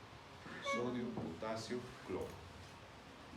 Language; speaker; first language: Spanish; native; Spanish